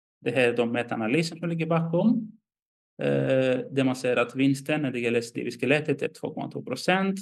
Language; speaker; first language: Swedish; non-native, fluent; Greek